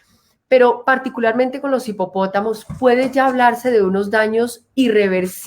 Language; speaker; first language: Spanish; native; Spanish